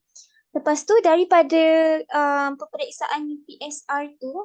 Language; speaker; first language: Malay; native; Malay